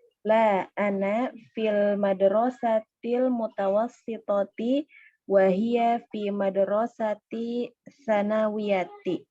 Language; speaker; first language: Arabic; non-native, learner; Indonesian